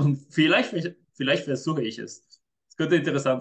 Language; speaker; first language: German; non-native, fluent; Spanish